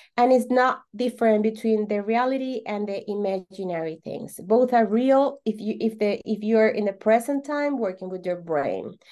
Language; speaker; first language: English; non-native, fluent; Spanish